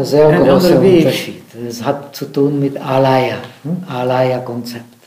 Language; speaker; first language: German; non-native, fluent; Czech